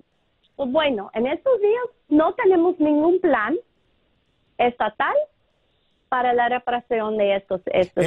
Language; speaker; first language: Spanish; non-native, fluent; English